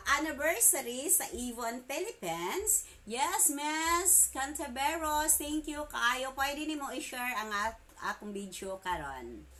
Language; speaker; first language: Cebuano; native; Cebuano